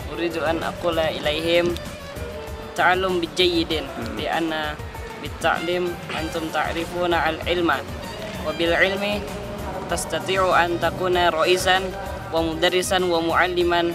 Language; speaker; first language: Arabic; non-native, learner; Indonesian